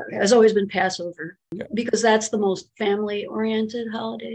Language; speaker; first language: English; native; English